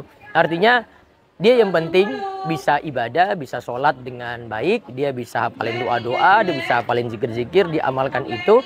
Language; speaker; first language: Indonesian; native; Indonesian